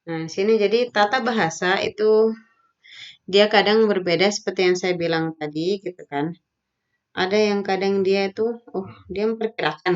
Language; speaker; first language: Indonesian; native; Indonesian